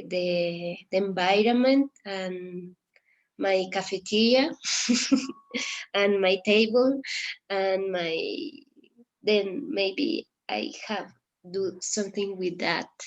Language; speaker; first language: English; non-native, learner; Spanish